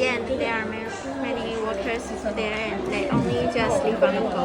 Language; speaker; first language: English; non-native, fluent; Chinese